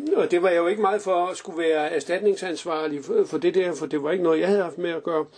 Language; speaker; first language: Danish; native; Danish